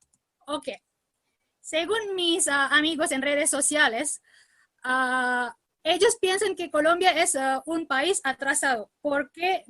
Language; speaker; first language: Spanish; non-native, learner; Indonesian